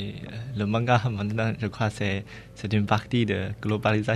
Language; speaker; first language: French; non-native, learner; Chinese